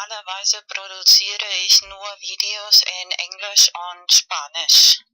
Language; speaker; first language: German; non-native, learner; Spanish